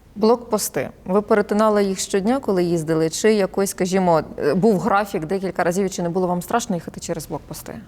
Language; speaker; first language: Ukrainian; native; Ukrainian